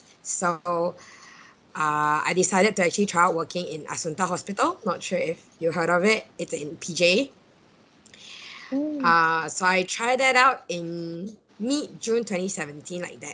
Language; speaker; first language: English; non-native, local second language; Cantonese